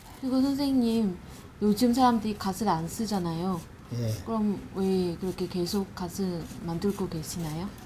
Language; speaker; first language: Korean; non-native, fluent; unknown